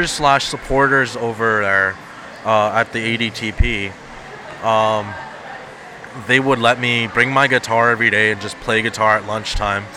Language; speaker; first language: English; non-native, fluent; Punjabi